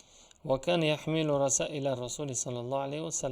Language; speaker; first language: Arabic; non-native, fluent; Uzbek